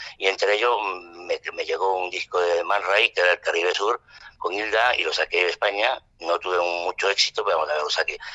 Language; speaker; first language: Spanish; non-native, fluent; French